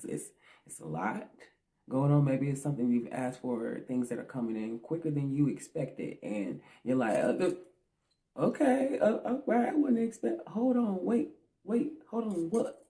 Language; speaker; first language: English; native; English